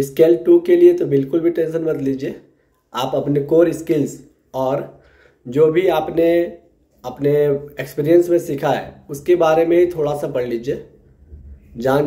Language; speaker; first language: Hindi; native; Hindi